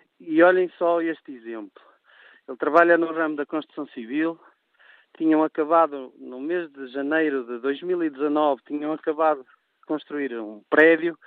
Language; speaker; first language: Portuguese; native; Portuguese